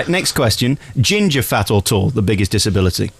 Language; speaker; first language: English; native; English